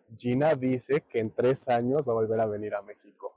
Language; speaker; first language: Spanish; native; Spanish